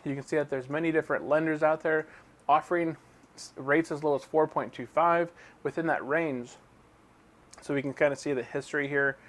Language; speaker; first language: English; native; English